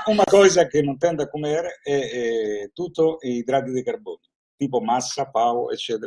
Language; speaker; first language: Portuguese; non-native, learner; Italian